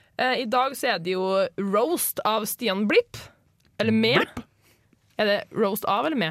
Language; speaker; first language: Norwegian; native; Norwegian